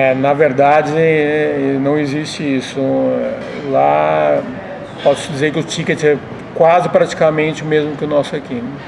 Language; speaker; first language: Portuguese; native; Portuguese